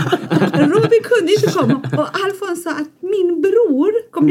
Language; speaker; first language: Swedish; non-native, fluent; Persian